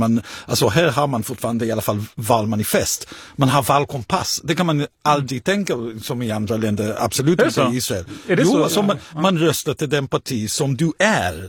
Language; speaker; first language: Swedish; non-native, fluent; Hebrew